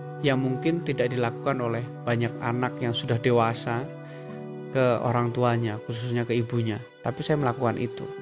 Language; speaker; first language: Indonesian; native; Indonesian